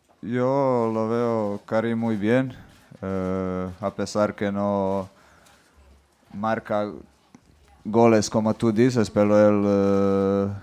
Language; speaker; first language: Spanish; non-native, fluent; Croatian